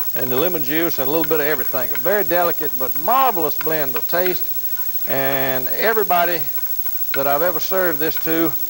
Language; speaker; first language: English; native; English